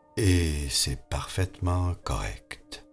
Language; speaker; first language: French; native; French